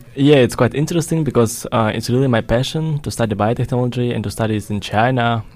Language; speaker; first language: English; non-native, fluent; Russian